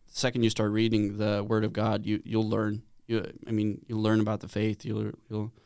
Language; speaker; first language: English; non-native, fluent; Swedish